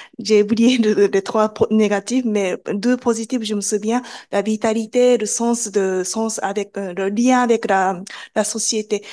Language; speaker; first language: French; non-native, fluent; Japanese